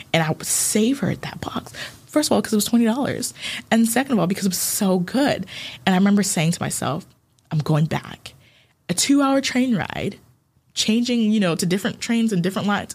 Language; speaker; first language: English; early bilingual, other home language; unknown